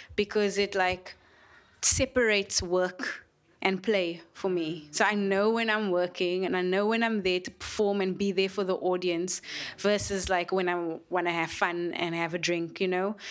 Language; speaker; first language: English; native; English